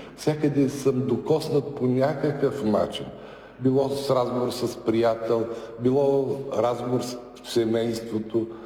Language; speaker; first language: Bulgarian; native; Bulgarian